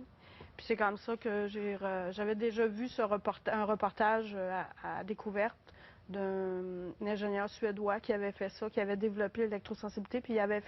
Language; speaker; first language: French; native; French